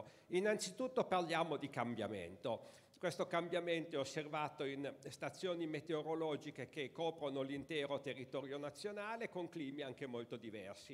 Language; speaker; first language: Italian; native; Italian